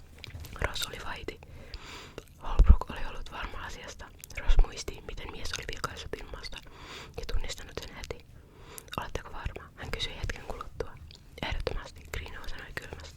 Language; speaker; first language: Finnish; native; Finnish